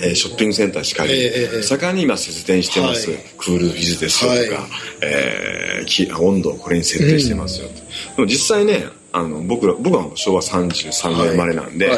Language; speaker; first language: Japanese; native; Japanese